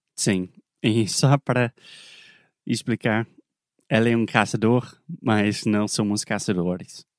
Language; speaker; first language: Portuguese; non-native, fluent; English